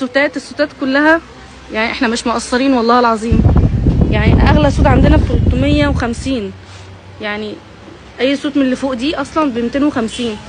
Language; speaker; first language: Arabic; native; Arabic